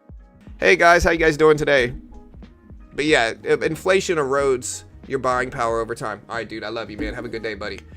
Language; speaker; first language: English; native; English